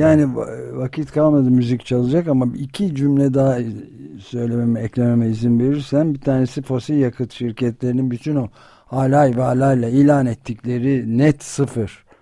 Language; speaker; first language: Turkish; native; Turkish